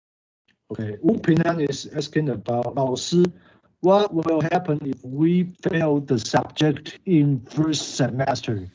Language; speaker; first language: English; non-native, learner; Chinese